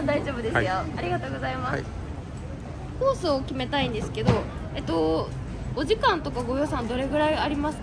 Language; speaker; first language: Japanese; native; Japanese